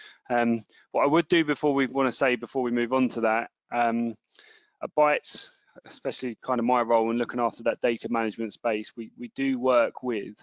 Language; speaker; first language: English; native; English